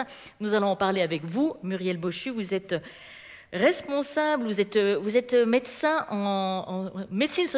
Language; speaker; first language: French; native; French